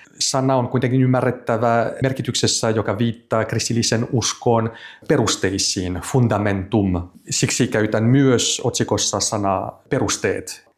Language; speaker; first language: Finnish; non-native, fluent; French